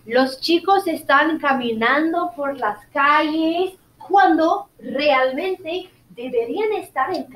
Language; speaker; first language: Spanish; non-native, fluent; English